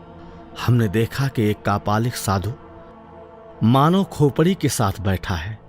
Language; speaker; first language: Hindi; native; Hindi